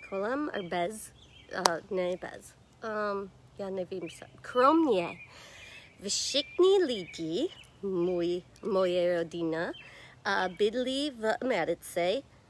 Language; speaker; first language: Czech; non-native, learner; English